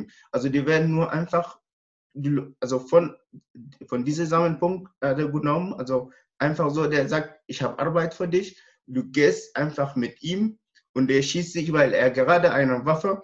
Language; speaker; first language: German; non-native, learner; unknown